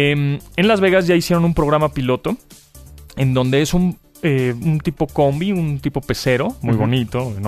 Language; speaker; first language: Spanish; native; Spanish